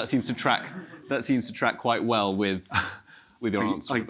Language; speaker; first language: English; native; English